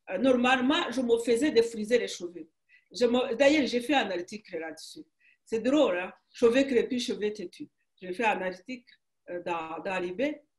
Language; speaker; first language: French; non-native, local second language; Kinyarwanda